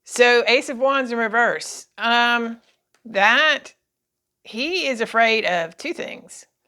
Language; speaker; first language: English; native; English